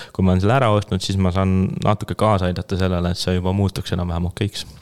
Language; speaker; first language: Estonian; native; Estonian